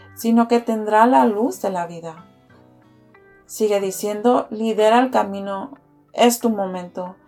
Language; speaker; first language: Spanish; early bilingual, heritage; Spanish